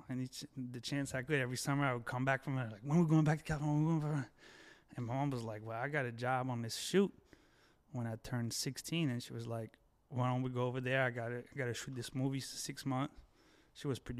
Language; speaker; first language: English; early bilingual, other home language; French